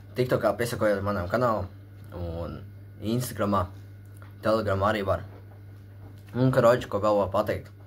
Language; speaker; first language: Latvian; non-native, local second language; Russian